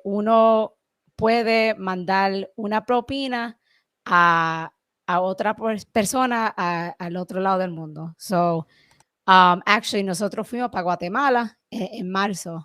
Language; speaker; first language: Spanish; early bilingual, heritage; English